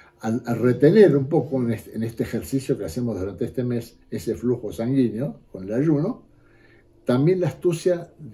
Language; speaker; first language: Spanish; native; Spanish